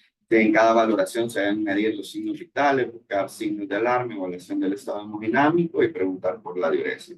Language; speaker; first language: Spanish; native; Spanish